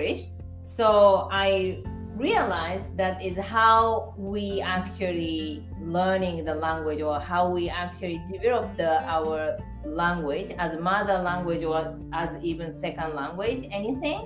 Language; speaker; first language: English; non-native, fluent; Japanese